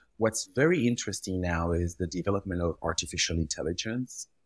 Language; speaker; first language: English; early bilingual, other home language; French